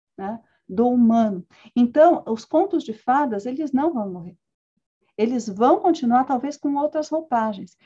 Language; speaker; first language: Portuguese; early bilingual, other home language; Spanish